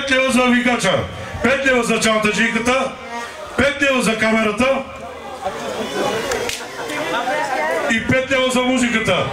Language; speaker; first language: Bulgarian; non-native, local second language; Turkish